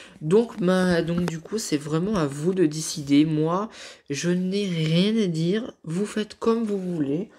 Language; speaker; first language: French; native; French